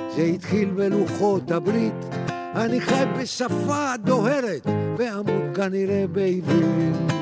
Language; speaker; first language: Hebrew; non-native, fluent; Spanish